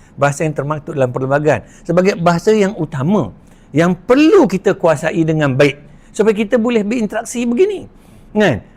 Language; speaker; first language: Malay; non-native, local second language; Min Nan Chinese